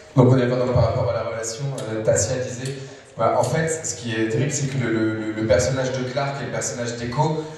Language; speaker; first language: French; native; French